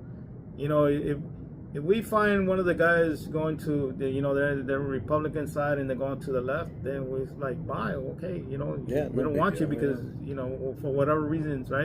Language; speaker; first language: English; native; English